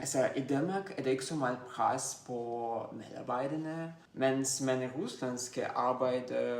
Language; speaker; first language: Danish; non-native, fluent; Russian